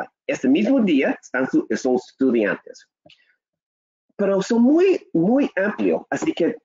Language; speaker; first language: Spanish; non-native, learner; English